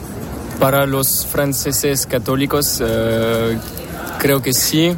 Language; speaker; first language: Spanish; non-native, learner; French